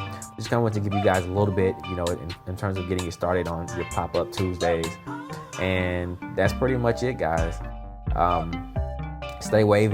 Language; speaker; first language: English; native; English